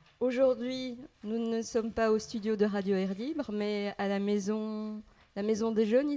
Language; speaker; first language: French; native; French